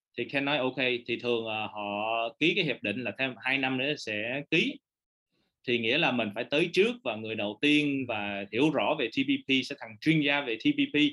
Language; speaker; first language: Vietnamese; early bilingual, heritage; Vietnamese